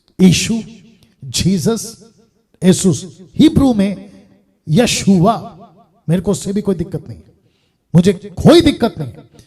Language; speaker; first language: Hindi; non-native, local second language; Telugu